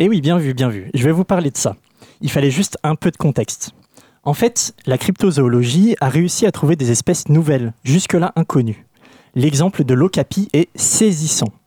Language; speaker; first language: French; native; French